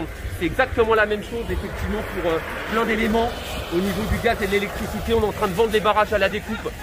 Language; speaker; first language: French; native; French